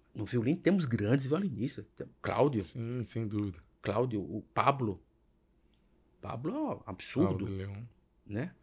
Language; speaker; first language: Portuguese; native; Portuguese